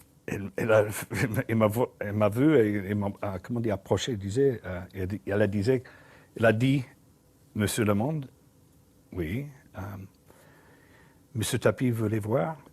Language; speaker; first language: French; non-native, learner; English